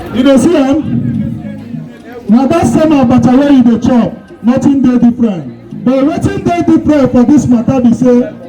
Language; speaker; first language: Nigerian Pidgin; non-native, local second language; Igbo